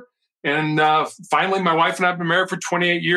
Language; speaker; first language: English; native; English